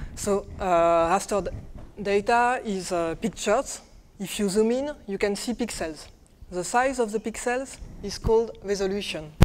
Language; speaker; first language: English; non-native, fluent; French